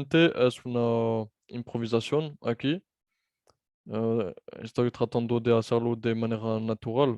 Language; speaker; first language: Spanish; non-native, fluent; French